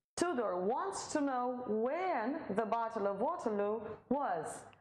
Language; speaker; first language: English; non-native, fluent; Romanian